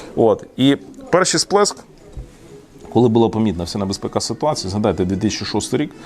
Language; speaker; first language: Ukrainian; native; Ukrainian